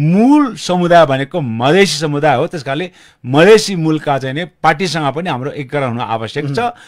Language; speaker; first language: Nepali; non-native, local second language; Sherpa